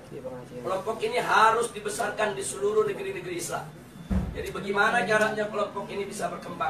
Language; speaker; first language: Indonesian; native; Indonesian